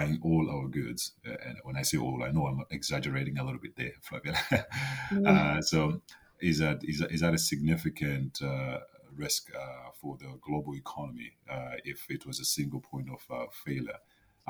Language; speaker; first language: English; non-native, local second language; Shona